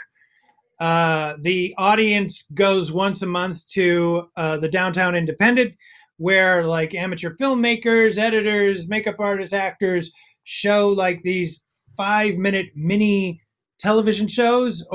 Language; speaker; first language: English; native; English